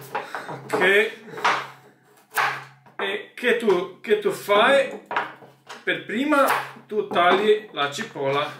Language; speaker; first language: Italian; non-native, learner; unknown